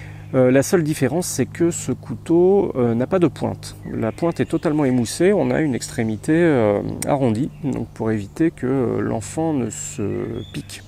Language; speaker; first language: French; native; French